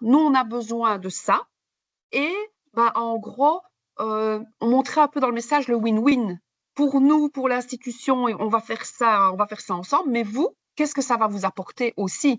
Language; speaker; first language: French; native; French